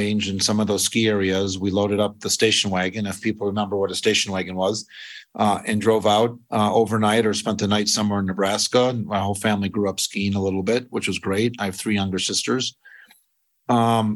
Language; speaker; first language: English; native; English